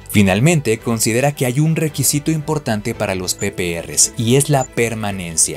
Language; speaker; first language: Spanish; native; Spanish